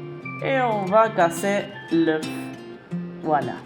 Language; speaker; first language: French; non-native, fluent; Spanish